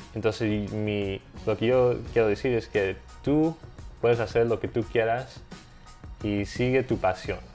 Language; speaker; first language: Spanish; early bilingual, heritage; Spanish